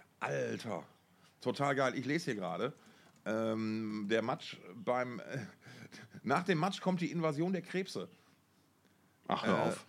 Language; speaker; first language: German; native; German